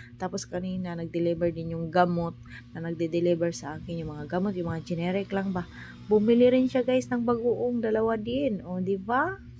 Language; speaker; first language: Filipino; native; Filipino